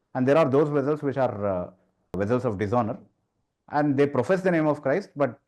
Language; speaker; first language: English; non-native, local second language; Telugu